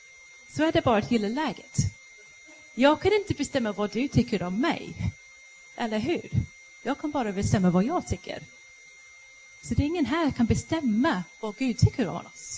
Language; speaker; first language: Swedish; non-native, fluent; English